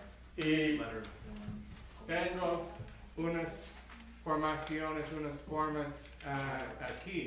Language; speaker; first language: Spanish; non-native, learner; English